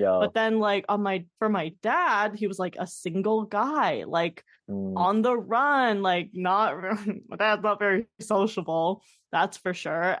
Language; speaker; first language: English; native; English